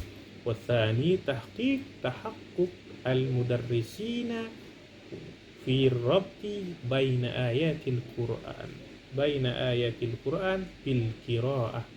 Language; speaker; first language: Arabic; non-native, fluent; Indonesian